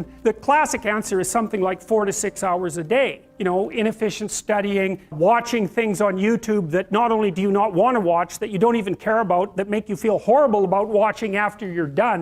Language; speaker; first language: English; native; English